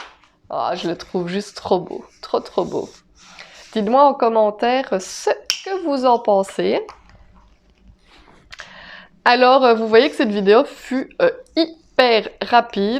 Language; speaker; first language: French; native; French